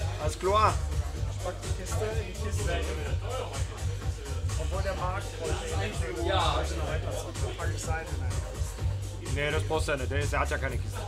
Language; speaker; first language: German; native; German